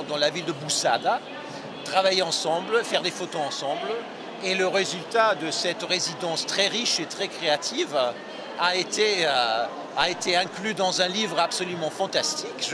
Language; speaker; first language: French; non-native, fluent; German